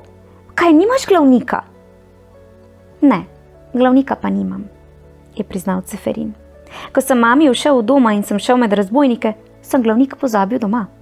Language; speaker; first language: Slovenian; native; Slovenian